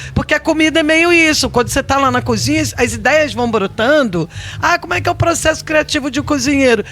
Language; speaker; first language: Portuguese; native; Portuguese